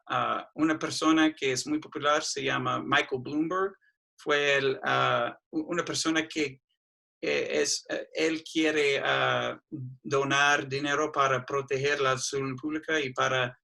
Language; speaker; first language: Spanish; non-native, fluent; English